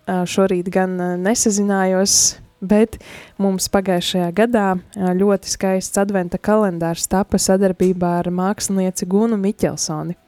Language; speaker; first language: Latvian; native; Latvian